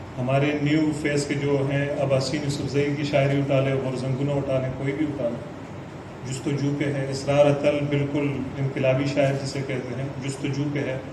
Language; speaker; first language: Urdu; non-native, local second language; Pashto